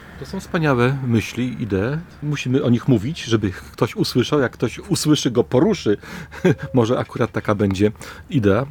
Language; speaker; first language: Polish; native; Polish